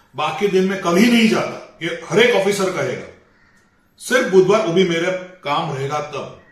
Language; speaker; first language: Hindi; non-native, local second language; Marathi